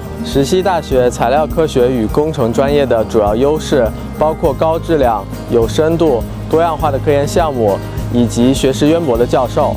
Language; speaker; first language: Chinese; native; Chinese